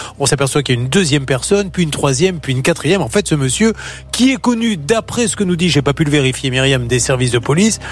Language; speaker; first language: French; native; French